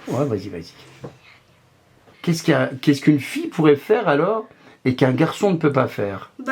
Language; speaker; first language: French; native; French